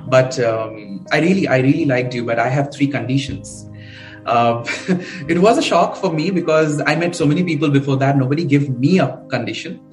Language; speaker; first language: English; non-native, local second language; Bangla